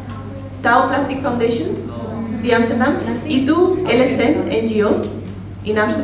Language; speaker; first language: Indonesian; non-native, fluent; Spanish